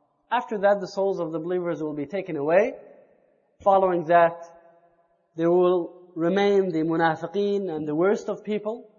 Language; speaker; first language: English; native; English